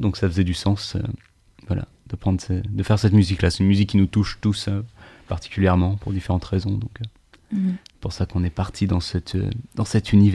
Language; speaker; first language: French; native; French